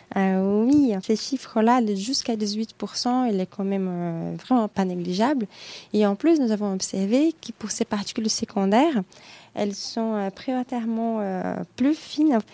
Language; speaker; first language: French; non-native, fluent; Portuguese